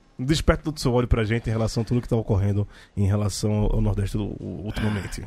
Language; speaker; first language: Portuguese; native; Portuguese